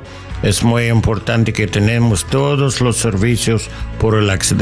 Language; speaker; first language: Spanish; non-native, learner; English